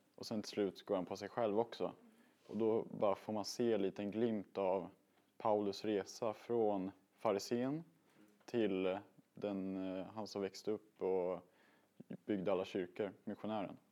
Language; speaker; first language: Swedish; native; Swedish